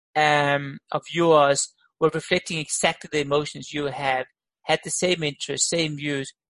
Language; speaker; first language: English; non-native, fluent; Danish